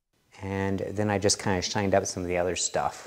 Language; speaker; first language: English; native; English